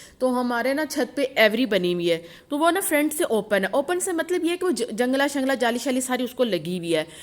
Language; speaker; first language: Urdu; non-native, local second language; Punjabi